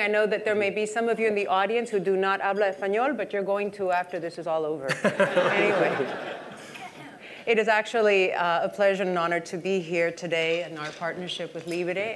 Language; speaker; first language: English; early bilingual, other home language; Spanish